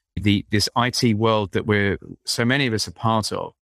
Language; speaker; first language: English; native; English